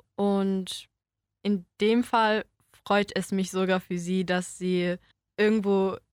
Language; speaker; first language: German; early bilingual, other home language; Polish